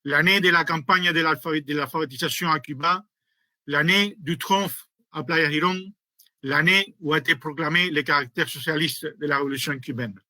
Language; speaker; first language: French; non-native, fluent; Spanish